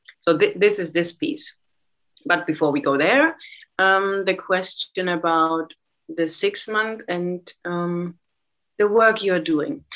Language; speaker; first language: English; non-native, fluent; German